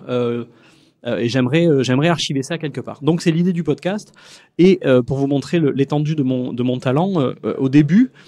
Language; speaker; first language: French; native; French